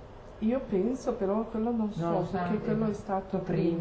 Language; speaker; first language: Italian; non-native, fluent; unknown